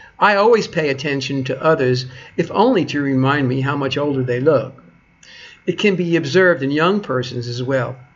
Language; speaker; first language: English; native; English